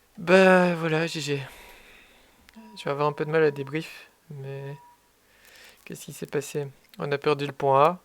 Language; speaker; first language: French; native; French